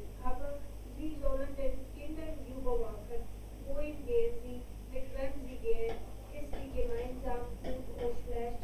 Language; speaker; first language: German; non-native, learner; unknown